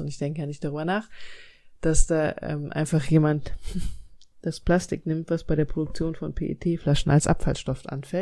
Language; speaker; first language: German; native; German